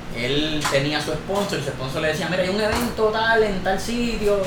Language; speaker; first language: Spanish; native; Spanish